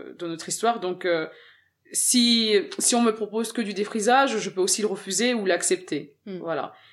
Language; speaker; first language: French; early bilingual, other home language; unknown